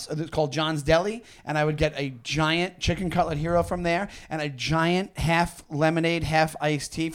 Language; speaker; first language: English; native; English